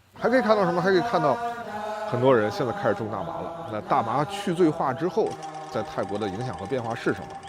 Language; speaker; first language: Chinese; native; Chinese